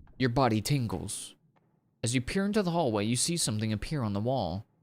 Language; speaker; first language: English; native; English